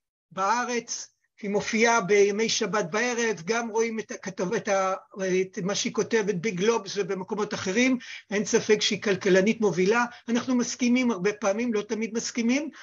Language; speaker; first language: Hebrew; native; Hebrew